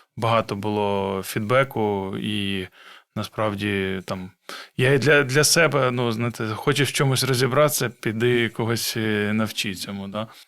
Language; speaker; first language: Ukrainian; non-native, local second language; Russian